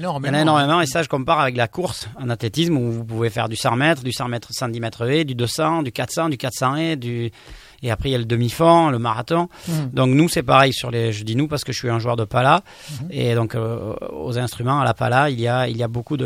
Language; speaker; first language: French; native; French